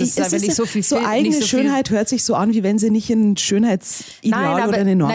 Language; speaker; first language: German; native; German